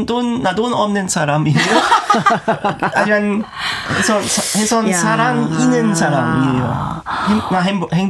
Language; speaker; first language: Korean; non-native, learner; German